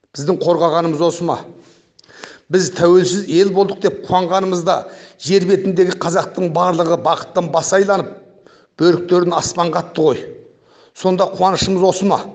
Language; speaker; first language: Kazakh; early bilingual, heritage; Kazakh